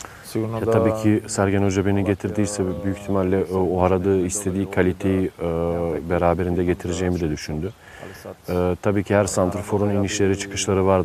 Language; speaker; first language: Turkish; native; Turkish